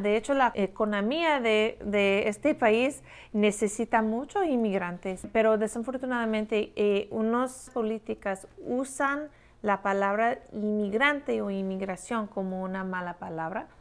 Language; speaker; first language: Spanish; non-native, fluent; English